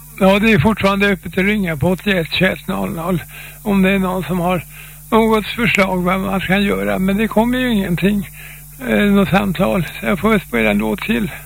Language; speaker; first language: Swedish; native; Swedish